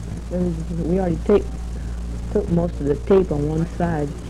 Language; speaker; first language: English; early bilingual, other home language; Spanish